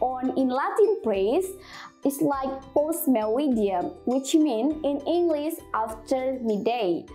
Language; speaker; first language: English; non-native, fluent; Indonesian